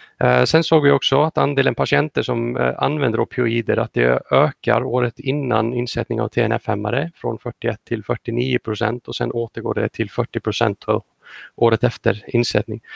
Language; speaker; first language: Swedish; non-native, fluent; Icelandic